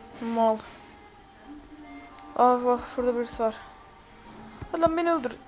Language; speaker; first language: Turkish; native; Turkish